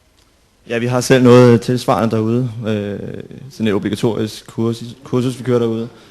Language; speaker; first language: Danish; native; Danish